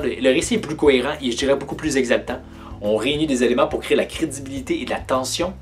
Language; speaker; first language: French; native; French